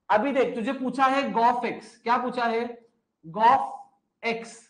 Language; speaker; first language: Hindi; non-native, local second language; Marathi